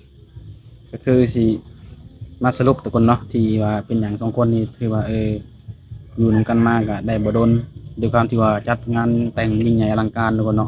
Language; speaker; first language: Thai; non-native, local second language; Northeastern Thai